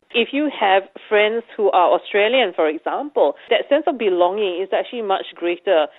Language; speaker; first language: English; native; English